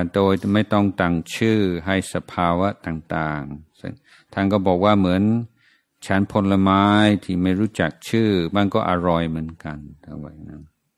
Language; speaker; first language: Thai; non-native, fluent; English